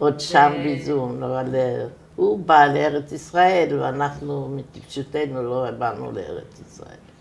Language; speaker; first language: Hebrew; non-native, fluent; German